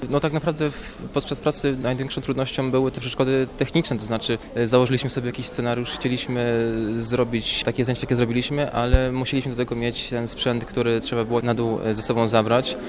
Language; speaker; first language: Polish; native; Polish